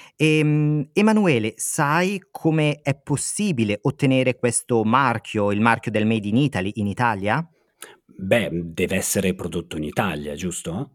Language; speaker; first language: Italian; native; Italian